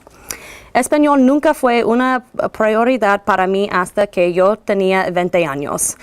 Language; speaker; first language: Spanish; non-native, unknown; English